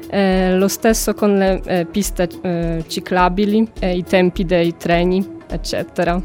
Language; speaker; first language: Italian; non-native, fluent; Polish